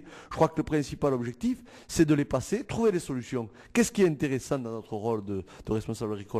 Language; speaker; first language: French; native; French